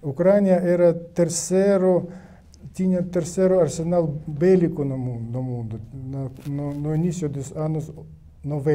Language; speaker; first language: Portuguese; non-native, learner; Ukrainian